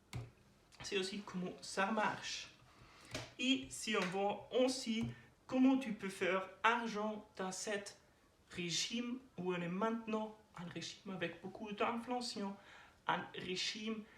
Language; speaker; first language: French; non-native, learner; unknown